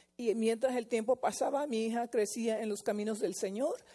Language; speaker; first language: Spanish; early bilingual, heritage; Spanish